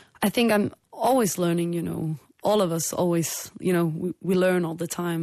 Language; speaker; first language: English; non-native, fluent; Danish